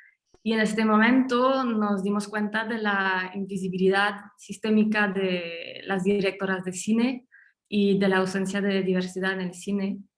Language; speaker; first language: Spanish; non-native, fluent; French